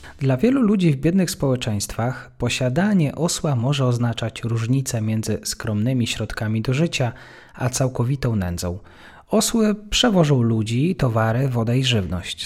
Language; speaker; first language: Polish; native; Polish